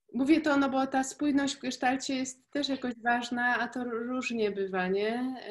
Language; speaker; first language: Polish; native; Polish